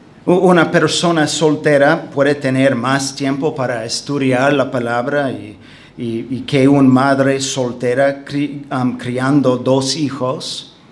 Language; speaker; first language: Spanish; non-native, fluent; English